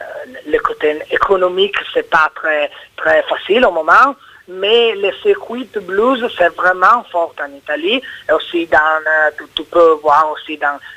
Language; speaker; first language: French; non-native, learner; Italian